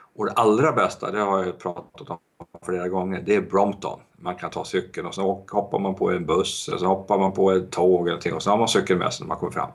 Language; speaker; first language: Swedish; native; Swedish